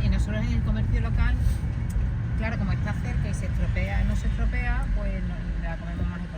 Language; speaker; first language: Spanish; native; Spanish